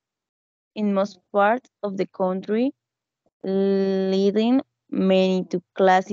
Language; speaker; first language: English; non-native, learner; Spanish